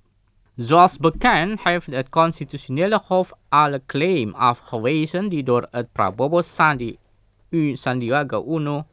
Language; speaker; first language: Dutch; non-native, fluent; Indonesian